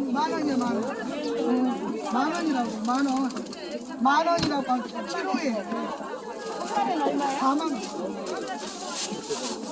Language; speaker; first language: Korean; native; Korean